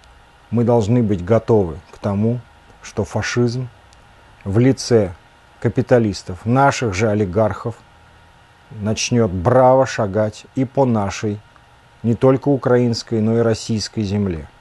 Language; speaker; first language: Russian; native; Russian